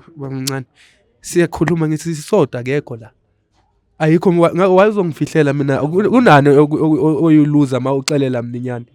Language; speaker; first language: Zulu; non-native, local second language; Xhosa